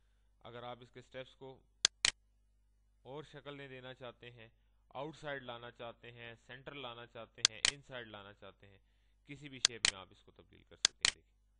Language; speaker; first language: Urdu; native; Urdu